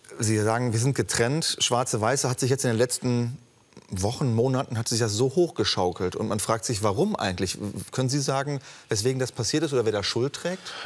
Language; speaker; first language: German; native; German